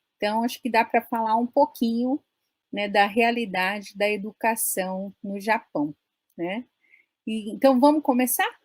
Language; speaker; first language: Portuguese; native; Portuguese